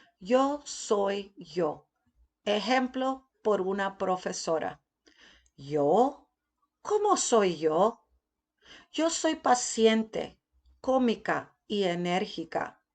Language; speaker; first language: Spanish; non-native, fluent; English